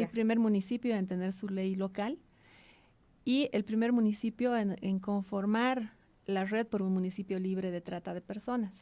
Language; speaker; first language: Spanish; native; Spanish